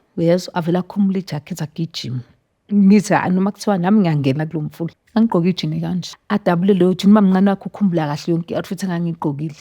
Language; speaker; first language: Zulu; native; Zulu